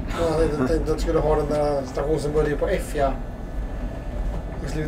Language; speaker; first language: Swedish; native; Swedish